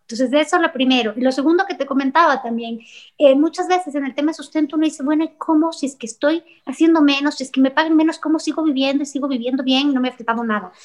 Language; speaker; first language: Spanish; native; Spanish